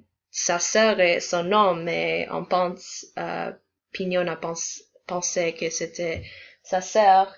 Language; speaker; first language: French; non-native, learner; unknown